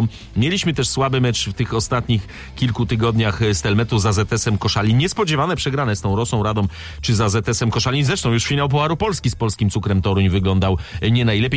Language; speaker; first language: Polish; native; Polish